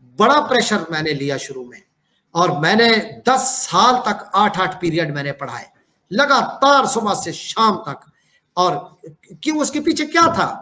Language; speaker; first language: Urdu; non-native, local second language; Punjabi